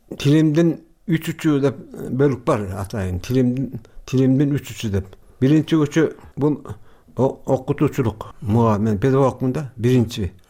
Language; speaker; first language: Kyrgyz; native; Kyrgyz